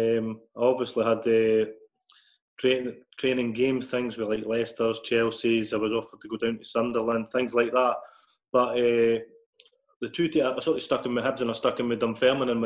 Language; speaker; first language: English; native; English